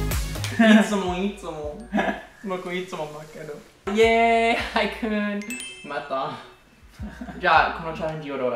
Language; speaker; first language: Japanese; non-native, learner; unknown